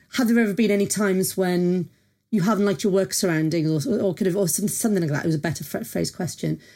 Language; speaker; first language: English; native; English